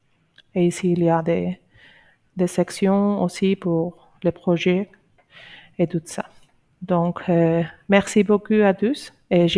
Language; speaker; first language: French; non-native, learner; Spanish